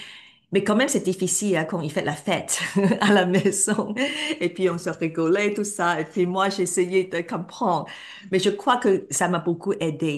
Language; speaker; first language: French; non-native, fluent; Cantonese